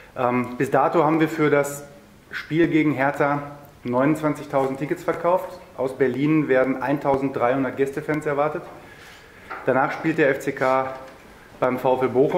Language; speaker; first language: German; native; German